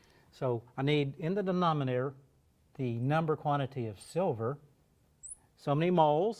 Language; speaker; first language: English; native; English